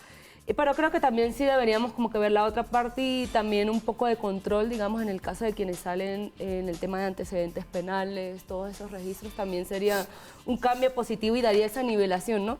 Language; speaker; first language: Spanish; native; Spanish